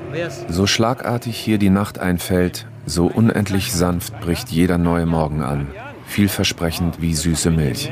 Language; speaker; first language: German; native; German